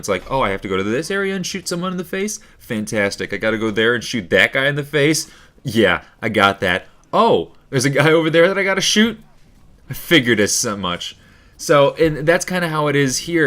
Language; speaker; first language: English; native; English